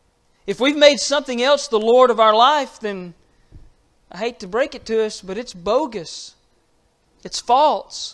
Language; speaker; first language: English; native; English